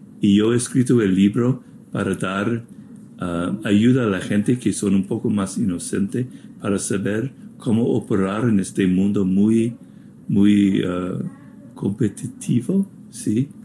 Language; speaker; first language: Spanish; non-native, fluent; English